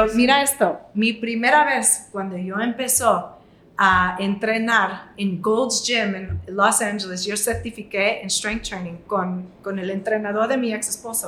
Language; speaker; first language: Spanish; non-native, fluent; English